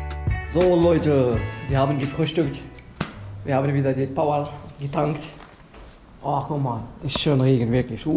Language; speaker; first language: German; non-native, fluent; Arabic